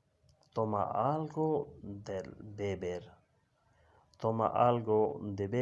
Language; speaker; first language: Spanish; non-native, fluent; Urdu